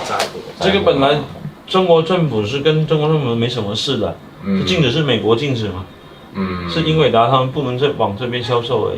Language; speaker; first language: Chinese; native; Chinese